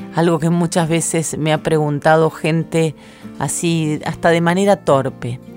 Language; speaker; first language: Spanish; native; Spanish